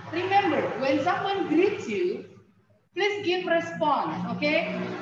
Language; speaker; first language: English; non-native, fluent; Indonesian